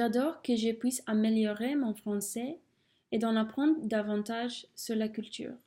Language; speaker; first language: French; non-native, fluent; English